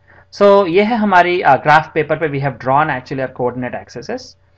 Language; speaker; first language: English; non-native, local second language; Hindi